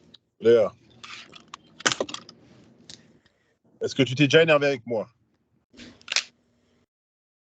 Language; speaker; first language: French; native; French